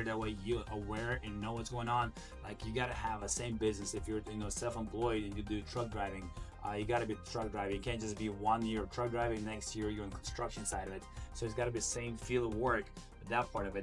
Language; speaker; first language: English; non-native, fluent; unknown